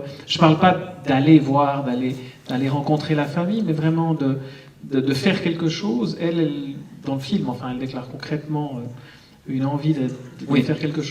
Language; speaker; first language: French; native; French